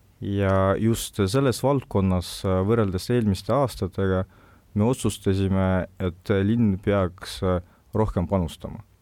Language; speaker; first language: Estonian; non-native, local second language; Russian